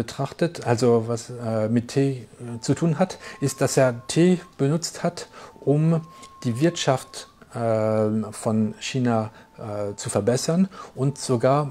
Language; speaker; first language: German; non-native, fluent; French